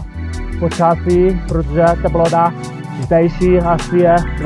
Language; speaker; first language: Czech; non-native, learner; Chinese